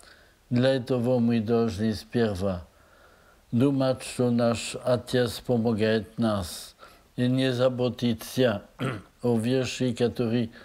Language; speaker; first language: Russian; non-native, learner; French